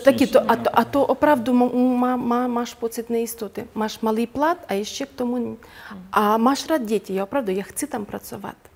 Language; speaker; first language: Czech; non-native, learner; Ukrainian